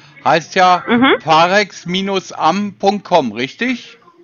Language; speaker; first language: German; native; German